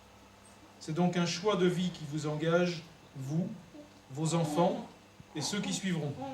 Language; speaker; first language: French; native; French